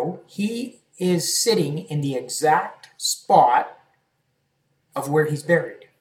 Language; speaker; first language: English; native; English